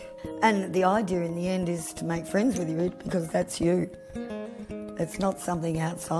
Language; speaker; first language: English; native; English